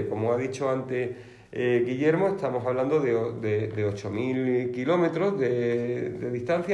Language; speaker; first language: Spanish; native; Spanish